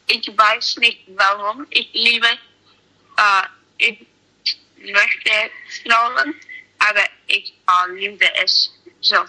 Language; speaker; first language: German; non-native, learner; English